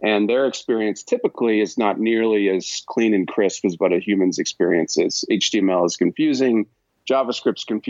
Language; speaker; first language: English; native; English